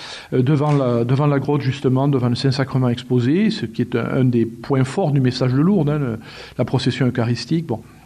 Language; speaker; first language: French; native; French